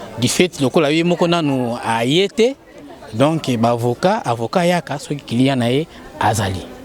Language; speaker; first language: Lingala; native; Lingala